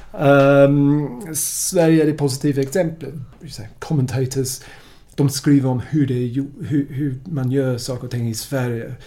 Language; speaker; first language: Swedish; non-native, fluent; English